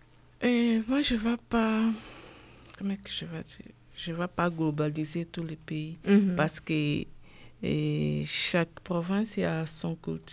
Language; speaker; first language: French; non-native, learner; Portuguese